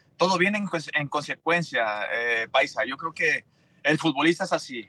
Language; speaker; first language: Spanish; native; Spanish